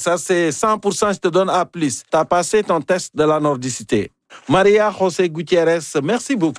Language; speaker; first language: French; native; French